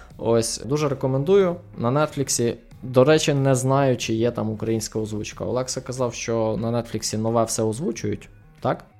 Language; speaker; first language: Ukrainian; native; Ukrainian